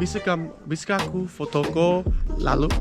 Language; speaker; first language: Indonesian; non-native, learner; English